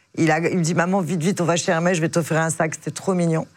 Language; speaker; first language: French; native; French